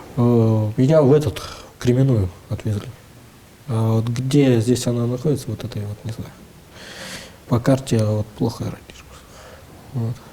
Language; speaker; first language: Russian; native; Russian